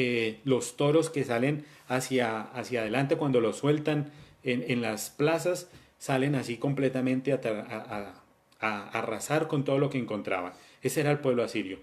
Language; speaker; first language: Spanish; native; Spanish